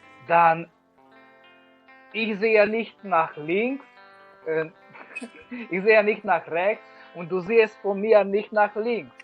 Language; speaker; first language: German; non-native, learner; Hungarian